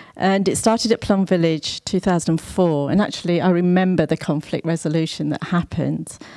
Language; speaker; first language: English; native; English